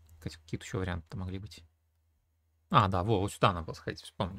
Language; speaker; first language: Russian; native; Russian